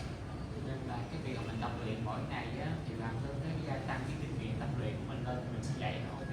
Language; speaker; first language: Vietnamese; native; Vietnamese